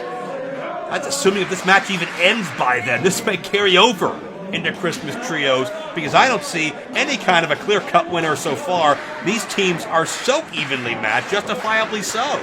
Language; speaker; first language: English; native; English